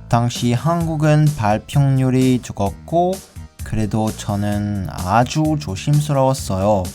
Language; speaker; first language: Korean; non-native, learner; French